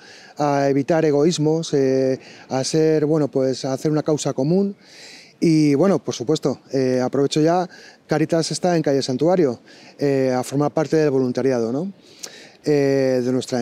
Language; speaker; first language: Spanish; native; Spanish